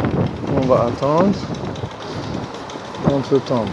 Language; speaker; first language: French; non-native, fluent; Hungarian